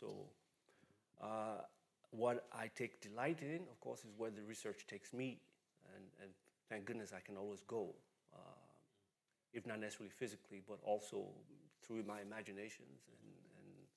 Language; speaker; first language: English; non-native, local second language; Bini